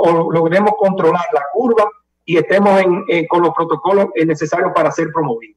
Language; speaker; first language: Spanish; native; Spanish